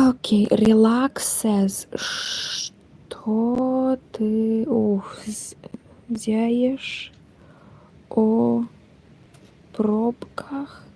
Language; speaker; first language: Russian; non-native, learner; Romanian